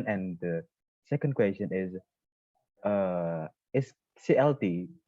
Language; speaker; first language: English; non-native, learner; Indonesian